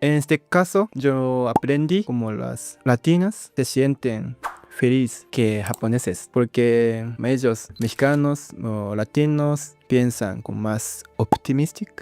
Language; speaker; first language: Spanish; non-native, learner; Japanese